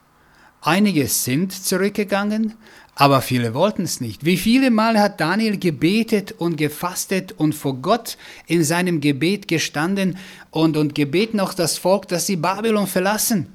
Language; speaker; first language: German; non-native, fluent; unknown